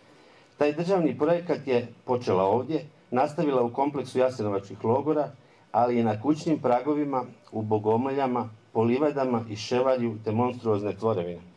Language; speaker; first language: Croatian; native; Croatian